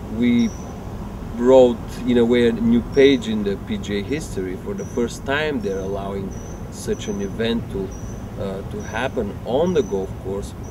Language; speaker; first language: English; non-native, fluent; Bulgarian